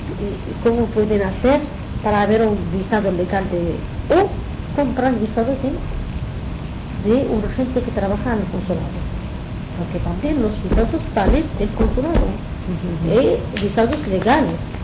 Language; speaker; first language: Spanish; non-native, fluent; Arabic